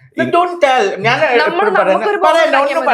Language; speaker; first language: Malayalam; non-native, fluent; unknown